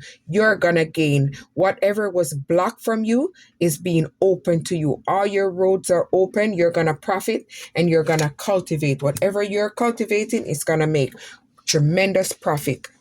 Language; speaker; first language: English; native; English